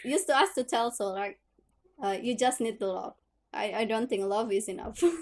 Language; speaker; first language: English; non-native, learner; Indonesian